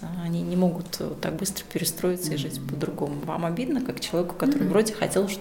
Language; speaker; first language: Russian; native; Russian